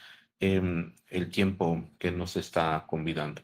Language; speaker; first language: Spanish; native; Spanish